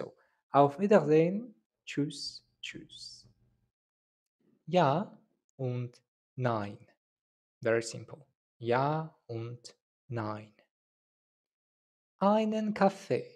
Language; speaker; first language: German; non-native, learner; Tatar